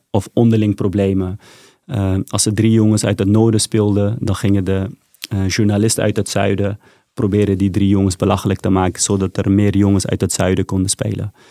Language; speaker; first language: Dutch; early bilingual, other home language; Persian